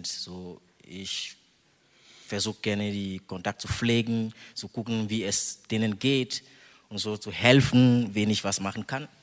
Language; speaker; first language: German; non-native, fluent; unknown